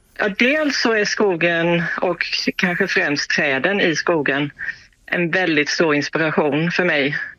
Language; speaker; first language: Swedish; early bilingual, heritage; Swedish